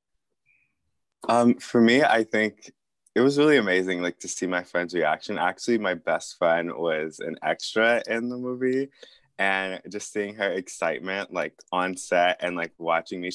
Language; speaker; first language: English; native; English